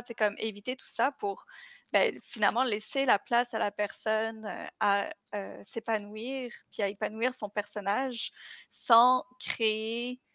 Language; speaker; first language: French; native; French